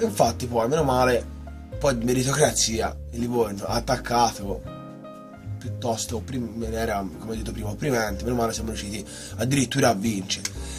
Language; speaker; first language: Italian; native; Italian